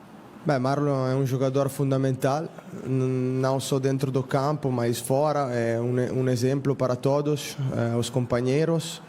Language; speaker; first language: Portuguese; non-native, fluent; Spanish